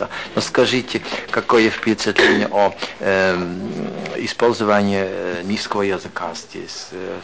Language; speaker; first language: Russian; non-native, fluent; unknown